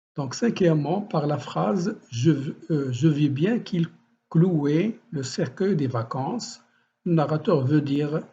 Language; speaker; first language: French; non-native, local second language; Arabic